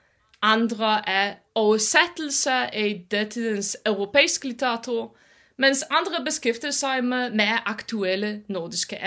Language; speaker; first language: Danish; non-native, fluent; Polish